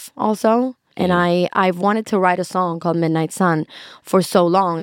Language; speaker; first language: English; non-native, fluent; Swedish